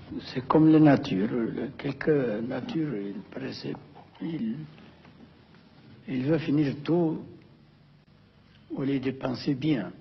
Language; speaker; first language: French; non-native, fluent; Amharic